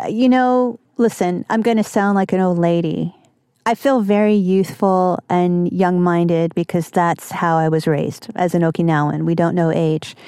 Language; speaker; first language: English; native; English